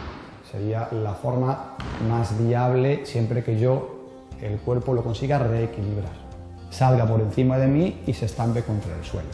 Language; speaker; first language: Spanish; native; Spanish